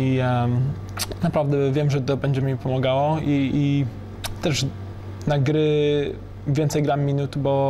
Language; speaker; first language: Polish; early bilingual, heritage; English